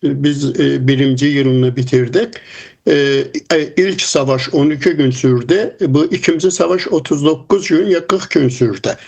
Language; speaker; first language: Turkish; non-native, fluent; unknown